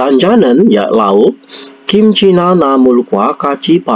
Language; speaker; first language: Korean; non-native, learner; Indonesian